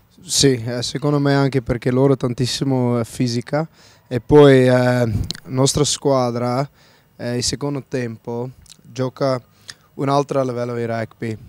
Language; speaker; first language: Italian; non-native, learner; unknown